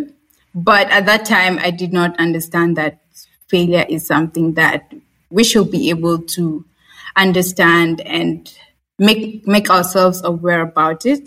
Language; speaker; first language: English; non-native, local second language; Swahili